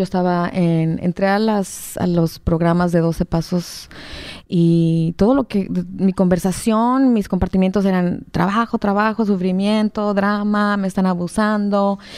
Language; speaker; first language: Spanish; native; Spanish